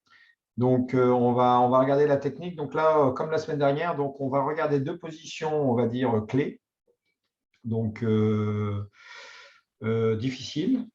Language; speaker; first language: French; native; French